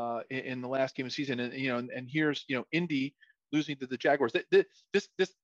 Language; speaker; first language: English; native; English